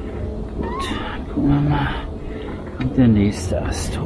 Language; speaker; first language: German; native; German